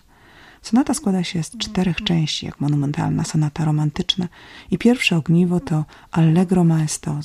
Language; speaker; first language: Polish; native; Polish